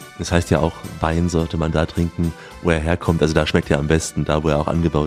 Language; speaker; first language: German; native; German